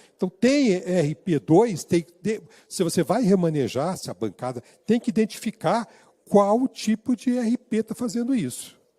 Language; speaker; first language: Portuguese; native; Portuguese